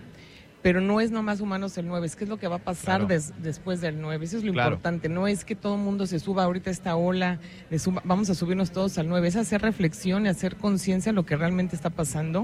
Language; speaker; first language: Spanish; native; Spanish